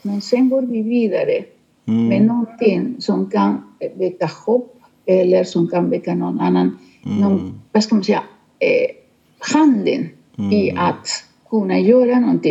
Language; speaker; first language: Swedish; non-native, fluent; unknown